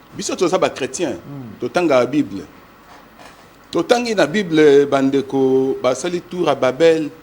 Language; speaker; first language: Lingala; non-native, local second language; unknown